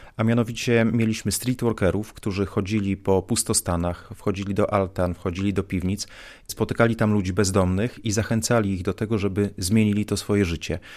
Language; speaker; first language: Polish; native; Polish